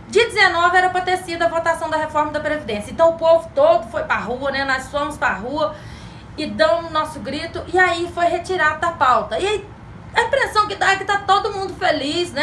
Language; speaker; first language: Portuguese; native; Portuguese